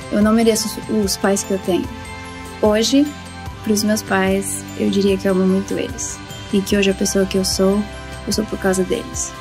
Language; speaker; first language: Portuguese; early bilingual, heritage; Portuguese